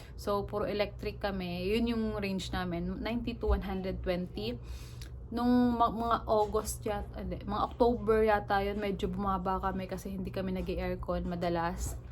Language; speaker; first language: Filipino; native; Filipino